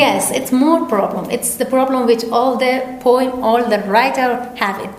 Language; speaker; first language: English; non-native, learner; Persian